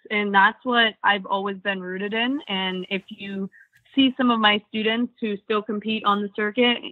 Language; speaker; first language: English; native; English